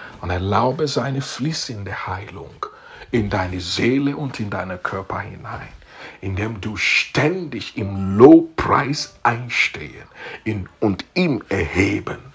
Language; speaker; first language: German; non-native, learner; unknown